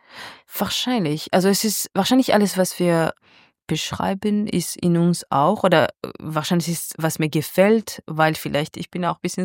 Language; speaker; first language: German; non-native, fluent; Georgian